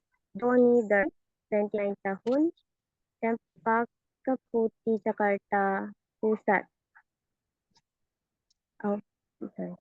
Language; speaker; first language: Indonesian; non-native, learner; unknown